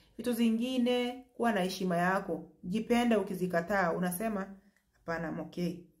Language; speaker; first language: Swahili; native; Swahili